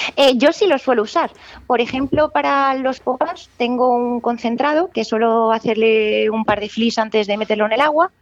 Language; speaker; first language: Spanish; native; Spanish